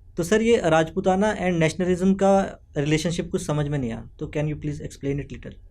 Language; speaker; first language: Hindi; native; Hindi